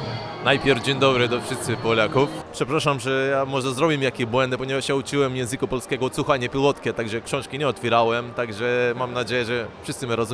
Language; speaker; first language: Polish; non-native, learner; Macedonian